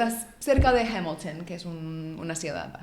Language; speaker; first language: Spanish; non-native, learner; English